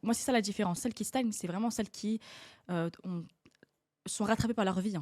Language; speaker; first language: French; native; French